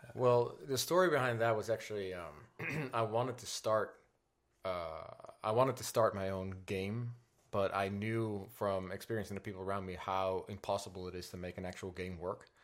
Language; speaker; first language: English; non-native, fluent; Dutch